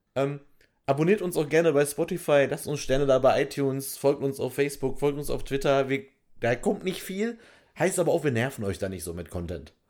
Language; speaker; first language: German; native; German